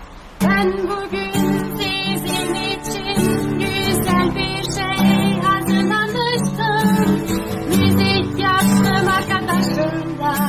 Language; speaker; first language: Turkish; non-native, fluent; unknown